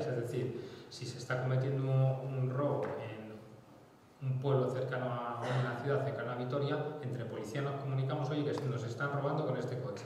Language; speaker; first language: Spanish; native; Spanish